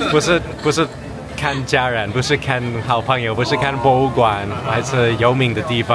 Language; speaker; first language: Chinese; non-native, learner; English